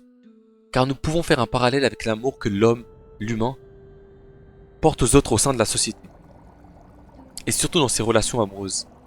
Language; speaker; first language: French; native; French